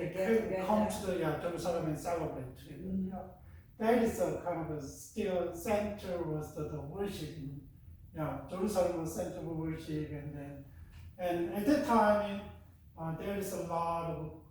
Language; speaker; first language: English; non-native, fluent; Korean